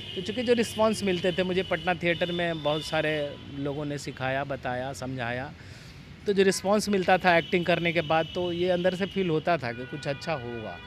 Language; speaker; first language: Hindi; native; Hindi